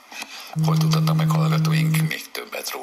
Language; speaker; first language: Hungarian; native; Hungarian